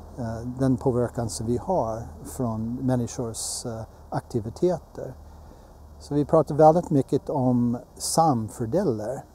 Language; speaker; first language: Swedish; non-native, fluent; English